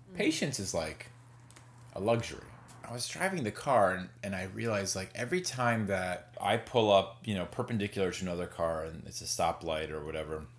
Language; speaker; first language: English; native; English